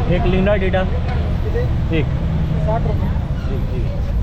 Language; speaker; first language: Marathi; native; Marathi